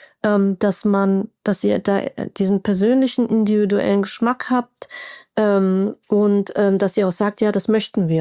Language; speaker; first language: German; native; German